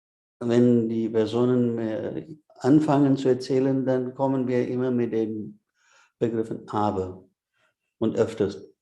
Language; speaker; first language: German; non-native, fluent; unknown